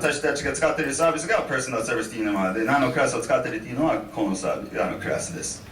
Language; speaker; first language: Japanese; non-native, fluent; English